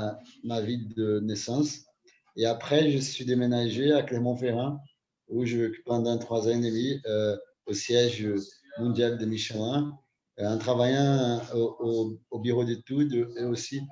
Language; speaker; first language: French; non-native, fluent; Portuguese